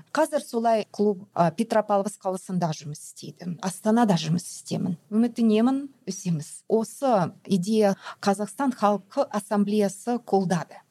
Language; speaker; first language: Kazakh; non-native, local second language; Russian